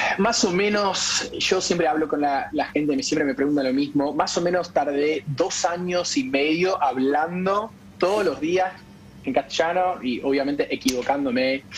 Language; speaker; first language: Spanish; non-native, fluent; English